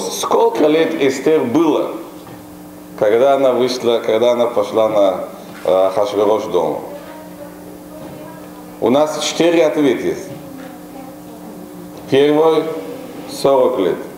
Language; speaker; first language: Russian; non-native, local second language; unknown